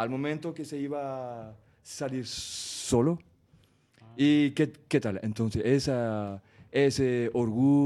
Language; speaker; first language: Spanish; non-native, fluent; French